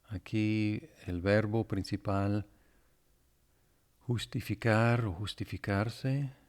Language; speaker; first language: Spanish; non-native, fluent; English